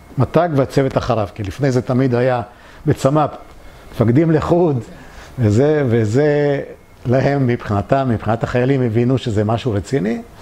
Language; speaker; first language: Hebrew; early bilingual, other home language; Polish